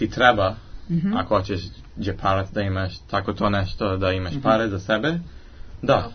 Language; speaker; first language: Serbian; early bilingual, heritage; English